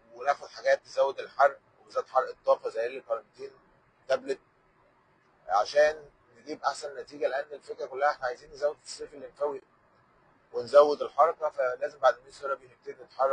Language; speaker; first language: Arabic; native; Arabic